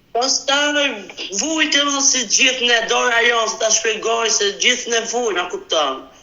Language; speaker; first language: Albanian; native; Albanian